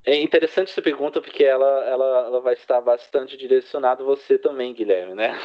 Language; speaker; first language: Portuguese; early bilingual, heritage; Portuguese